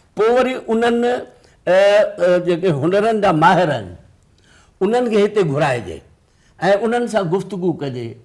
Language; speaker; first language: Sindhi; native; Sindhi